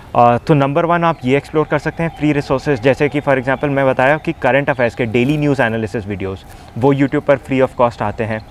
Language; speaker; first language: Hindi; native; Hindi